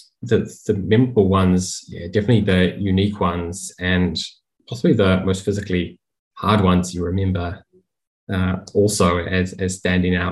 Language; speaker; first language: English; native; English